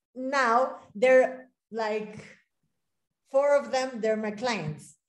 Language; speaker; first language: English; non-native, fluent; Spanish